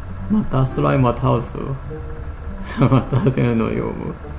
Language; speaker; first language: Japanese; non-native, learner; English